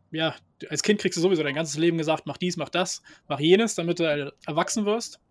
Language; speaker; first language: German; native; German